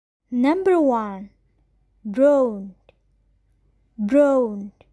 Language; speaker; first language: English; non-native, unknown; Indonesian